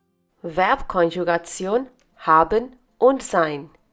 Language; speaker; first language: German; non-native, fluent; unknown